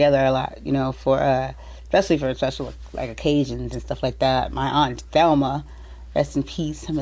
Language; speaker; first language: English; native; English